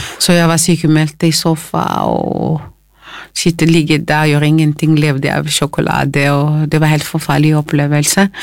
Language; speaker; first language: Norwegian; non-native, fluent; Lingala